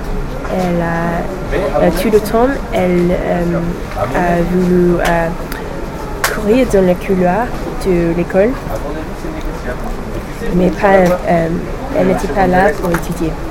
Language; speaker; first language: French; non-native, learner; English